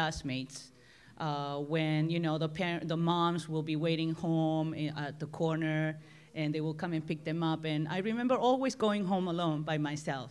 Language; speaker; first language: English; non-native, fluent; Spanish